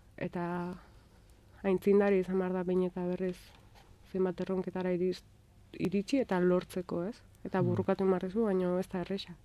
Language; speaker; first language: Basque; native; Basque